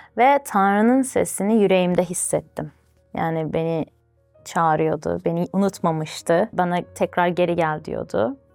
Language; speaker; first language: Turkish; early bilingual, other home language; Azerbaijani